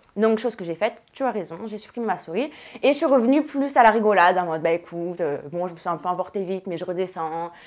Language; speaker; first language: French; native; French